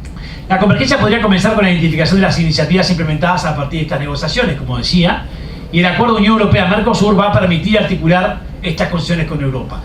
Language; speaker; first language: Spanish; native; Spanish